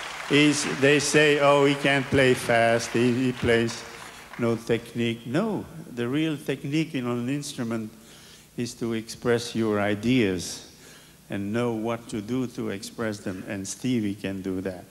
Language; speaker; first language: English; non-native, fluent; French